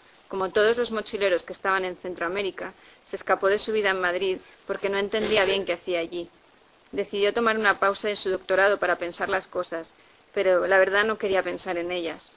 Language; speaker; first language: Spanish; native; Spanish